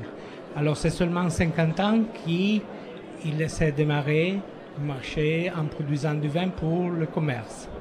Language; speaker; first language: French; non-native, fluent; Italian